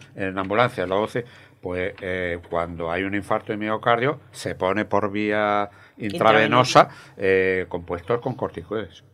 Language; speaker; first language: Spanish; native; Spanish